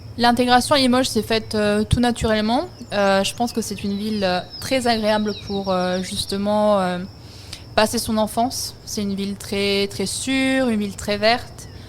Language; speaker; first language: French; early bilingual, other home language; Italian